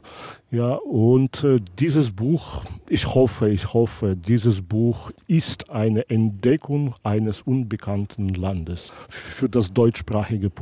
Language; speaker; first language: German; non-native, local second language; Belarusian